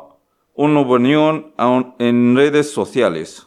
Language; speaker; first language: Spanish; non-native, learner; Arabic